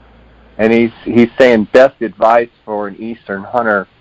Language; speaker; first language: English; native; English